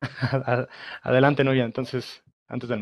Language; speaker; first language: Spanish; native; Spanish